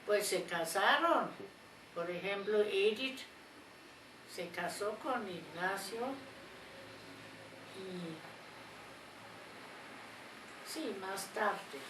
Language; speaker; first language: Spanish; non-native, fluent; German